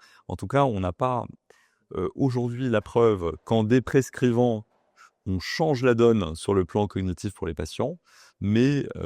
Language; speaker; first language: French; native; French